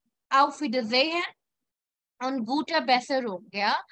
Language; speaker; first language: German; non-native, fluent; Hindi